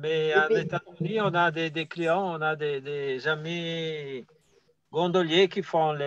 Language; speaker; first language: French; non-native, fluent; Italian